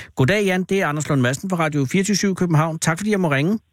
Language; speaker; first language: Danish; native; Danish